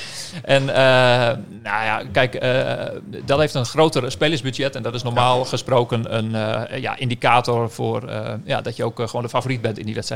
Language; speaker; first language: Dutch; native; Dutch